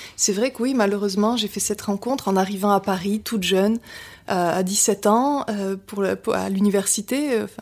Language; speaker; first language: French; native; French